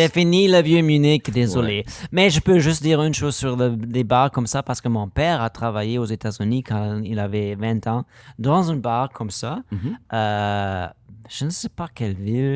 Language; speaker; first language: French; non-native, learner; German